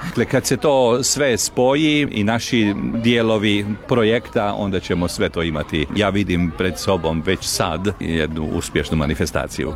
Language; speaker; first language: Croatian; early bilingual, heritage; Hungarian